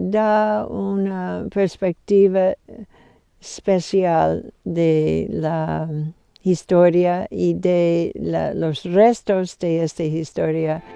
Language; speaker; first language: Spanish; non-native, fluent; English